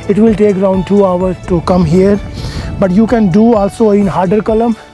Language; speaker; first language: English; non-native, learner; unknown